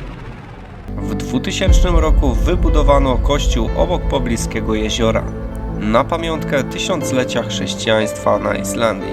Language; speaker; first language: Polish; native; Polish